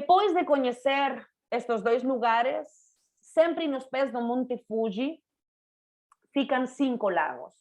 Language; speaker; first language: Portuguese; non-native, fluent; Spanish